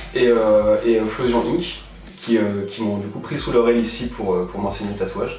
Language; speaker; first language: French; native; French